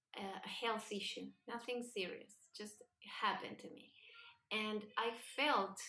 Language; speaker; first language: English; non-native, fluent; Spanish